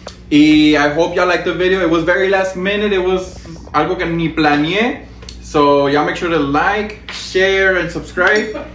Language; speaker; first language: English; early bilingual, other home language; Spanish